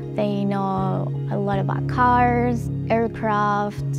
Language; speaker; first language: English; non-native, fluent; Spanish